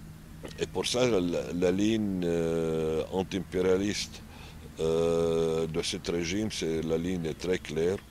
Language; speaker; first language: French; non-native, learner; Arabic